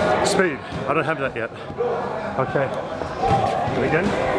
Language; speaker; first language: English; native; English